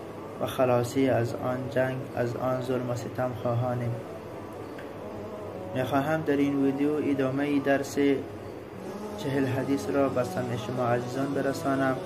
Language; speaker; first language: Persian; native; Persian